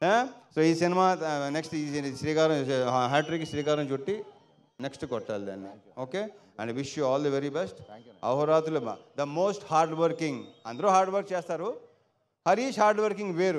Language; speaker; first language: Telugu; native; Telugu